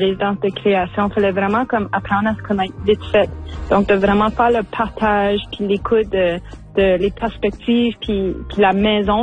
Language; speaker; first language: French; native; French